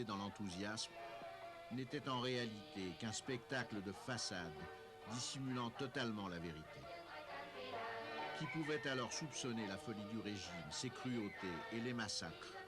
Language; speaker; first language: French; native; French